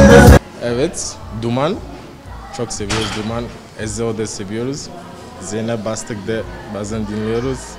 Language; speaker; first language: Turkish; non-native, learner; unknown